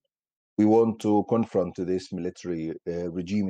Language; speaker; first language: English; non-native, fluent; Arabic